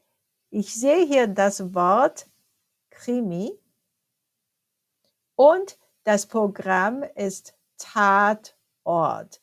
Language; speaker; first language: German; non-native, fluent; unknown